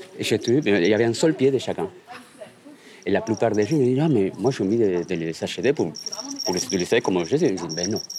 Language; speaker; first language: French; non-native, fluent; Spanish